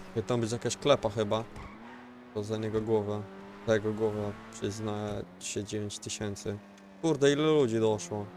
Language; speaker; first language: Polish; native; Polish